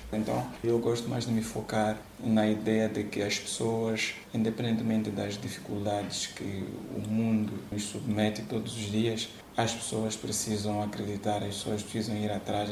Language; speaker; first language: Portuguese; non-native, local second language; Tsonga